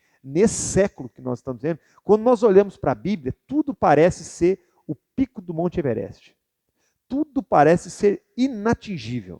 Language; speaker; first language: Portuguese; native; Portuguese